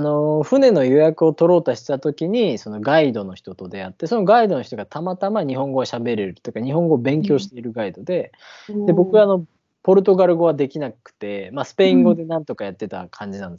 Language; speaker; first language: Japanese; native; Japanese